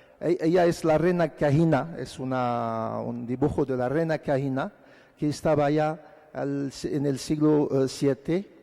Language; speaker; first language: Spanish; non-native, fluent; Arabic